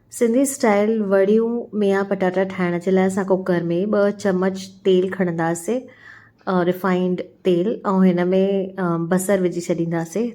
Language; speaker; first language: Sindhi; early bilingual, heritage; Sindhi